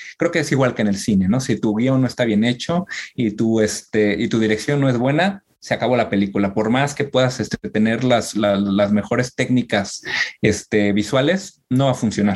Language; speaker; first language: Spanish; native; Spanish